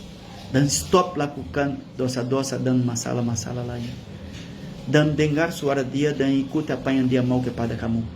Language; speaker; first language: Indonesian; non-native, learner; Portuguese